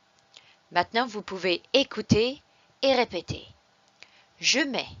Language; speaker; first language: French; non-native, fluent; English